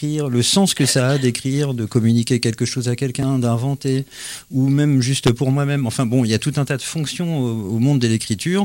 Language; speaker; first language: French; native; French